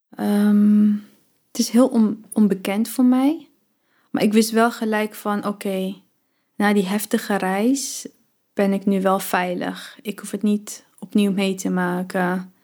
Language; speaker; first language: Dutch; early bilingual, other home language; Arabic